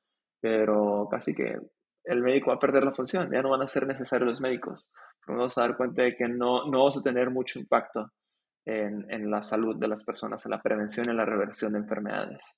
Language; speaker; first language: Spanish; native; Spanish